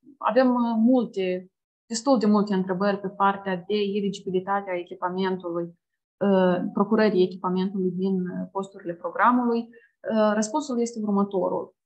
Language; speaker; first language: Romanian; native; Romanian